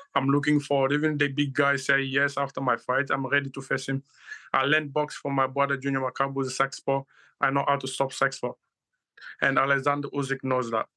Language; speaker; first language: English; non-native, learner; Luba-Lulua